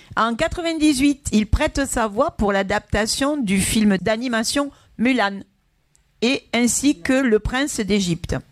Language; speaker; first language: French; native; French